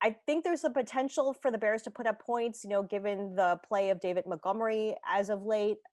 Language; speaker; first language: English; native; English